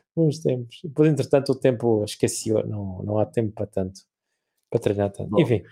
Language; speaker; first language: Portuguese; native; Portuguese